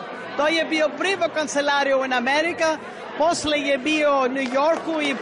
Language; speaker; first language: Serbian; non-native, learner; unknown